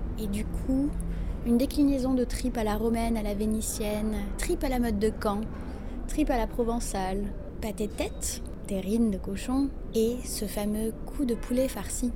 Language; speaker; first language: French; non-native, local second language; Arabic